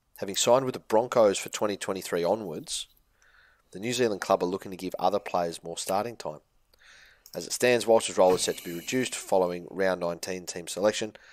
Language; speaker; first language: English; native; English